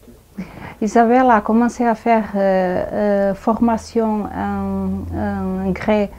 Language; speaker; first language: French; non-native, fluent; Portuguese